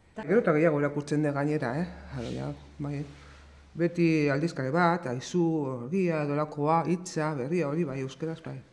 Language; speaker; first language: Basque; non-native, local second language; Spanish